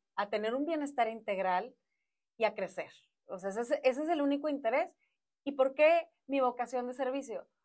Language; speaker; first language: Spanish; native; Spanish